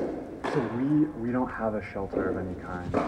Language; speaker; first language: English; native; English